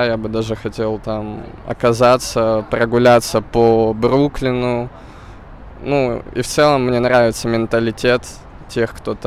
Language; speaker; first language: Russian; native; Russian